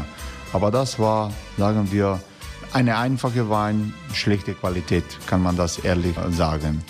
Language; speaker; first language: German; non-native, fluent; Croatian